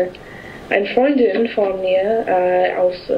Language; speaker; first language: German; non-native, learner; English